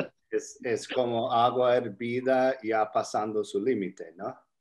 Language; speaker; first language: Spanish; non-native, fluent; English